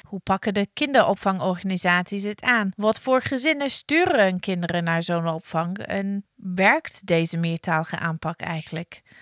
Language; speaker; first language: Dutch; non-native, fluent; English